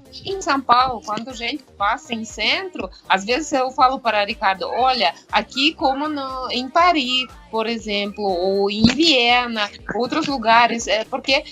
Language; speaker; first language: Portuguese; non-native, fluent; Russian